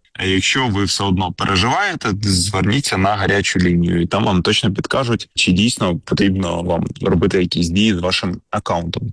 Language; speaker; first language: Ukrainian; native; Ukrainian